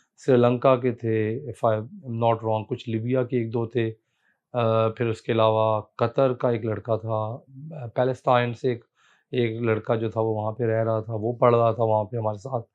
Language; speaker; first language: Urdu; native; Urdu